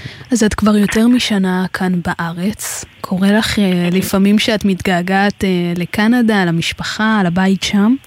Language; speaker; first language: Hebrew; native; Hebrew